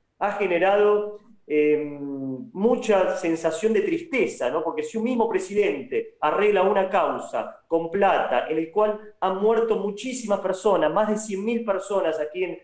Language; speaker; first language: Spanish; native; Spanish